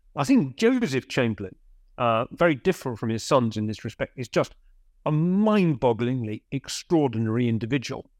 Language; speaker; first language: English; native; English